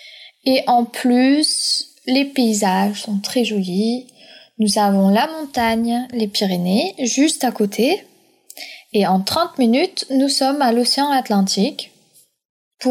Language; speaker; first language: French; early bilingual, other home language; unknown